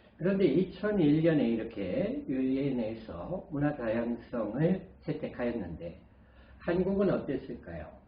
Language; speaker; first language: Korean; native; Korean